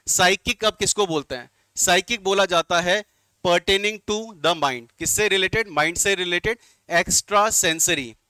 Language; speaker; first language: Hindi; native; Hindi